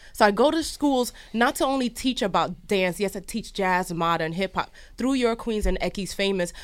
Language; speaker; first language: English; early bilingual, other home language; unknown